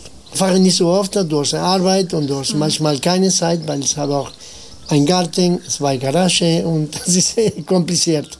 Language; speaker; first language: German; non-native, fluent; Spanish